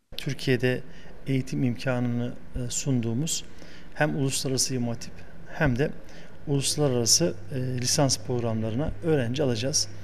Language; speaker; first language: Turkish; native; Turkish